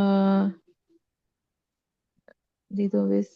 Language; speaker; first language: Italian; non-native, learner; Punjabi